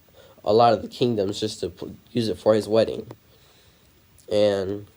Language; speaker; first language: English; native; English